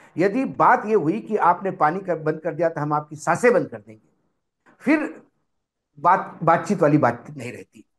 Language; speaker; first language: Hindi; non-native, local second language; Marathi